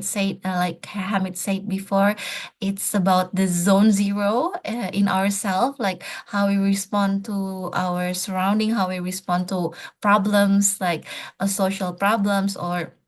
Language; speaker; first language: English; non-native, fluent; Indonesian